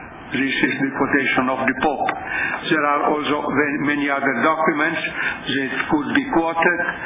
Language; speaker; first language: English; non-native, fluent; Italian